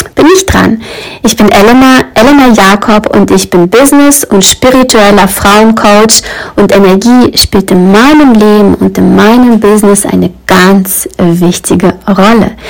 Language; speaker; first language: German; early bilingual, other home language; Russian